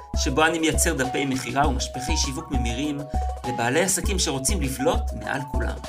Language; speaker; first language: Hebrew; native; Hebrew